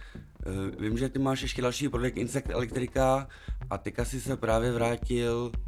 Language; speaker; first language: Czech; native; Czech